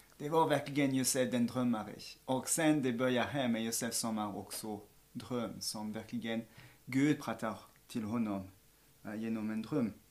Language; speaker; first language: Swedish; non-native, fluent; French